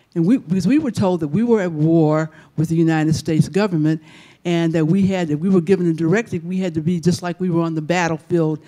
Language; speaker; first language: English; native; English